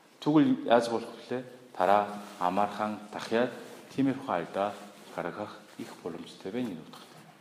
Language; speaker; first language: Mongolian; non-native, fluent; Korean